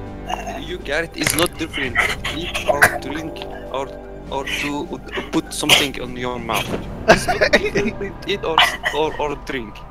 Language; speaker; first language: English; non-native, learner; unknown